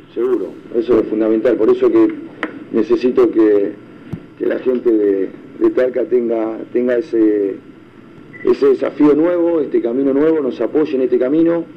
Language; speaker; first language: Spanish; native; Spanish